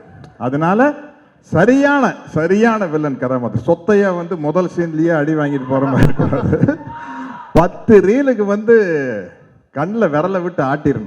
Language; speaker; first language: Tamil; native; Tamil